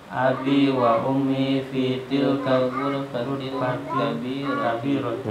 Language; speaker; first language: Arabic; non-native, learner; Indonesian